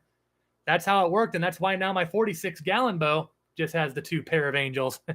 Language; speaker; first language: English; native; English